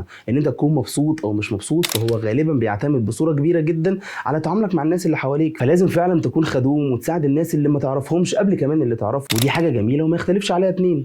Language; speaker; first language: Arabic; native; Arabic